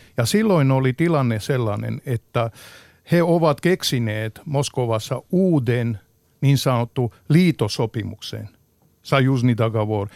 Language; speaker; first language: Finnish; non-native, fluent; Georgian